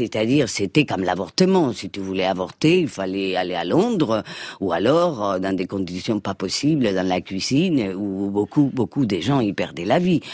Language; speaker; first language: French; non-native, fluent; Spanish